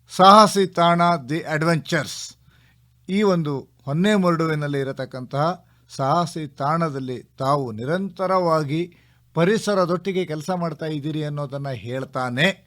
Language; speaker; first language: Kannada; native; Kannada